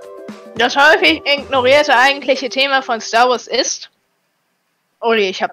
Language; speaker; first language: German; native; German